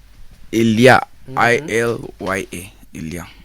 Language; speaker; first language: French; non-native, learner; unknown